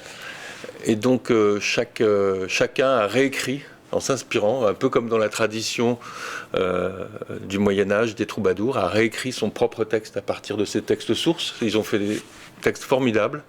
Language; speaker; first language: French; native; French